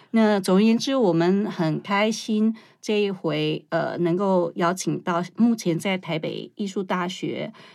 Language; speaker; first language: Chinese; native; Chinese